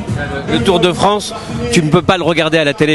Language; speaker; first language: French; native; French